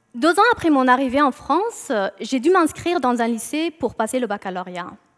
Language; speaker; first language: French; non-native, fluent; Persian